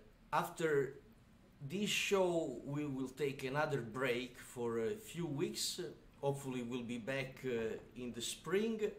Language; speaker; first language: English; non-native, fluent; Italian